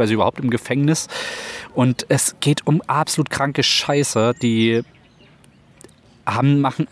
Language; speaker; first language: German; native; German